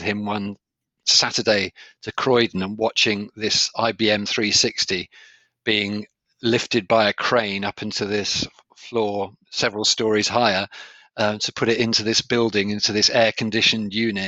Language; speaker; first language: English; native; English